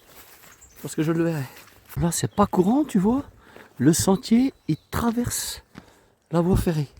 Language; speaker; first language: French; native; French